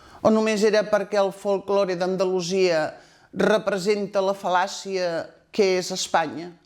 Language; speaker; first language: Catalan; non-native, local second language; Spanish